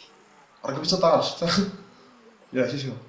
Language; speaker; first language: Arabic; native; Arabic